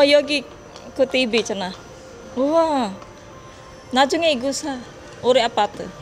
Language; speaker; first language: Korean; non-native, learner; Filipino